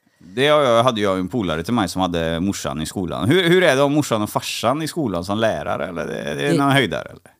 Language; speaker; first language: Swedish; native; Swedish